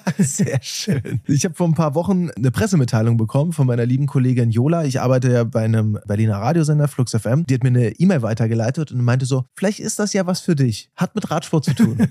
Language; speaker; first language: German; native; German